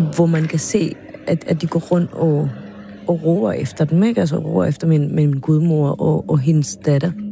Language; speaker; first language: Danish; non-native, fluent; Spanish